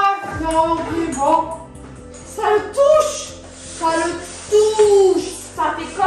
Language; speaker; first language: French; native; French